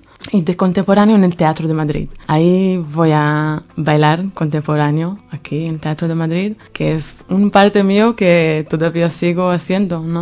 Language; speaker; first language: Spanish; non-native, fluent; Hebrew